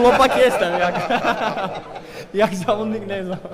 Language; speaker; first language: Polish; non-native, learner; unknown